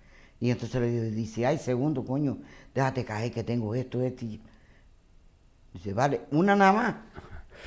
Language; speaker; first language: Spanish; native; Spanish